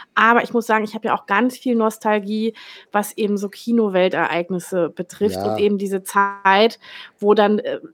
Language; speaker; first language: German; native; German